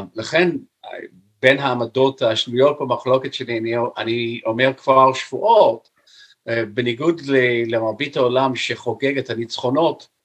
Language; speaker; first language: Hebrew; non-native, fluent; English